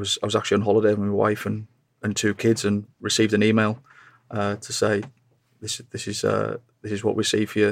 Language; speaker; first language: English; native; English